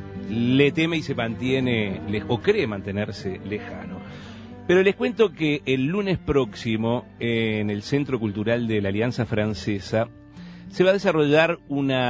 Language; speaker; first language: Spanish; native; Spanish